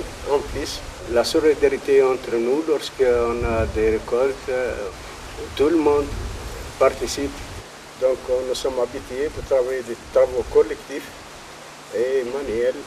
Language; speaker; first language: French; non-native, fluent; Arabic